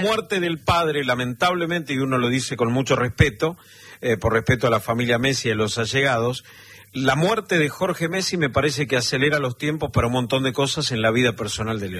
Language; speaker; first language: Spanish; native; Spanish